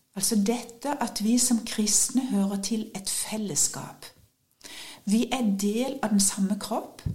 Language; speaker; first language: Norwegian; native; Norwegian